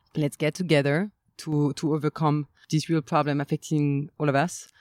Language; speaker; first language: English; non-native, fluent; French